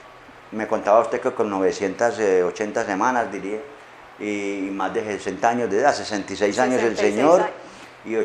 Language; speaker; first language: Spanish; native; Spanish